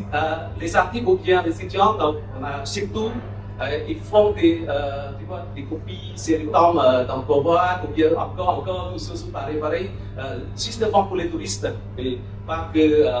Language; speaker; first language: French; non-native, local second language; Khmer